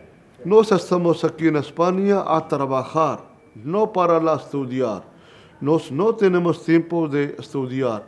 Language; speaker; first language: Spanish; non-native, learner; Punjabi